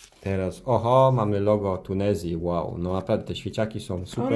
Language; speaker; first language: Polish; early bilingual, heritage; Polish